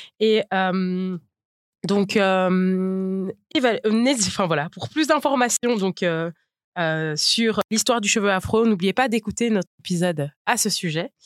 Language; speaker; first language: French; native; French